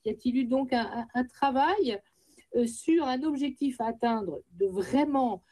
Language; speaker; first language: French; native; French